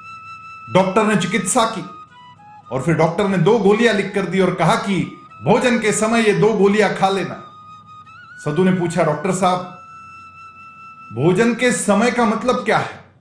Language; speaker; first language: Hindi; native; Hindi